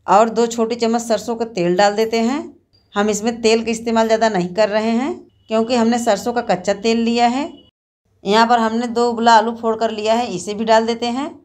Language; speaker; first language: Hindi; native; Hindi